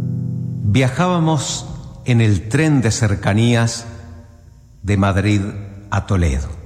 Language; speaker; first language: Spanish; native; Spanish